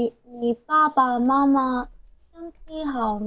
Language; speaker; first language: Chinese; non-native, learner; Korean